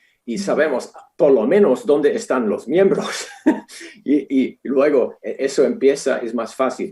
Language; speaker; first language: Spanish; non-native, fluent; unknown